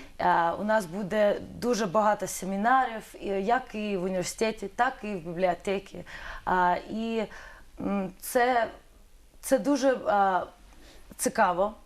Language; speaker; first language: Ukrainian; non-native, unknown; Russian